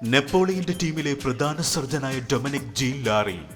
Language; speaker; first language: Malayalam; native; Malayalam